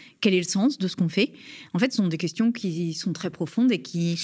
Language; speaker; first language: French; native; French